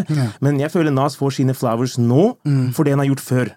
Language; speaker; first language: Norwegian; early bilingual, other home language; Turkish